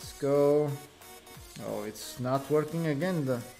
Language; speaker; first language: English; non-native, learner; Portuguese